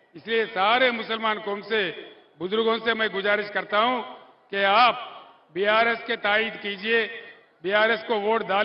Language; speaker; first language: Hindi; non-native, local second language; Telugu